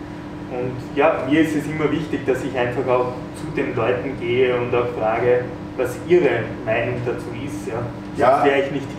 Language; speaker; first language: German; native; German